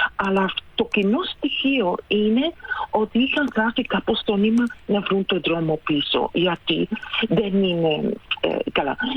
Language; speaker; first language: Greek; non-native, fluent; Dutch